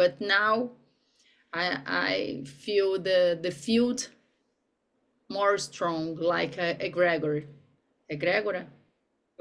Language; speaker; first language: English; non-native, learner; Portuguese